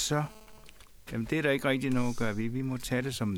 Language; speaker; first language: Danish; native; Danish